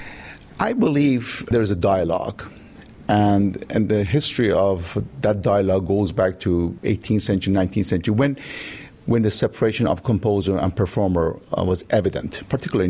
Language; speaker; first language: English; non-native, fluent; Persian